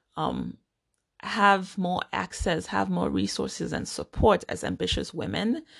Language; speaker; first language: English; non-native, local second language; Igbo